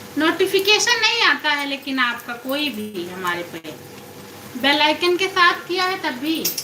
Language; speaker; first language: Hindi; native; Hindi